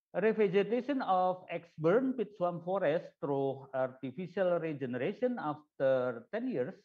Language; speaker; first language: English; non-native, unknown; Indonesian